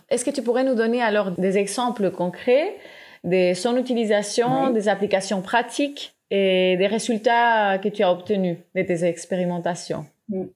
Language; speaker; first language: French; non-native, fluent; Spanish